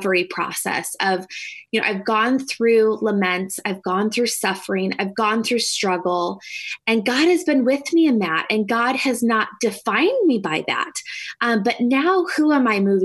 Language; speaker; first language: English; native; English